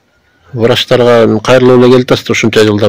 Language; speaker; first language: Kyrgyz; native; Kyrgyz